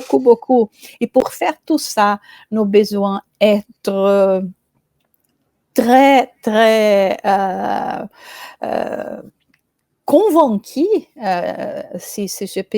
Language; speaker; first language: French; non-native, fluent; Portuguese